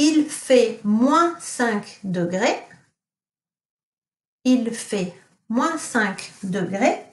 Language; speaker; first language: French; non-native, fluent; English